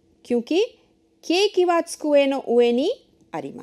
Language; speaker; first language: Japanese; non-native, fluent; Hindi